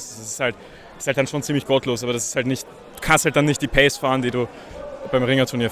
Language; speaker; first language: German; native; German